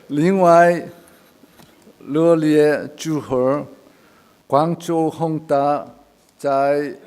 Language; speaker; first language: Chinese; non-native, learner; Korean